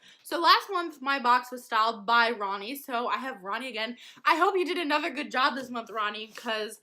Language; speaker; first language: English; native; English